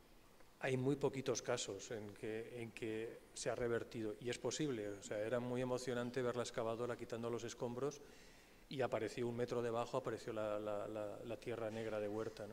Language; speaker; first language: Spanish; native; Spanish